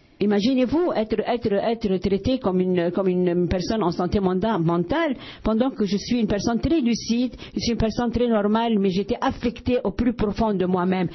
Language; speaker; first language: French; non-native, local second language; Arabic